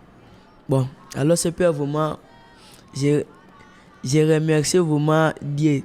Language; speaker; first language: French; non-native, local second language; Lingala